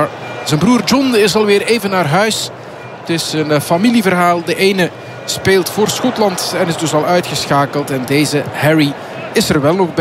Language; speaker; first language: Dutch; native; Dutch